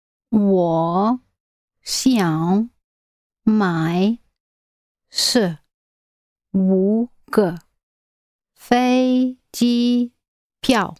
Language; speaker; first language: Chinese; non-native, learner; English